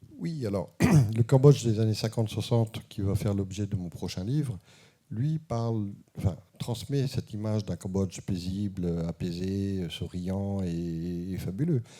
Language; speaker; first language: French; early bilingual, heritage; French